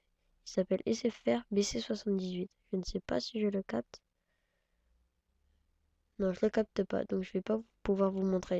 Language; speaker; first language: French; native; French